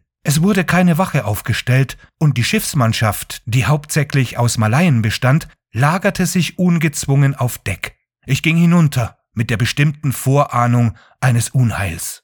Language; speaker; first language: German; native; German